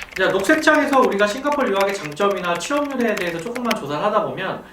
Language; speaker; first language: Korean; native; Korean